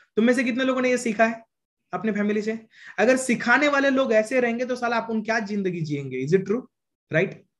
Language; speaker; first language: Hindi; non-native, local second language; Marathi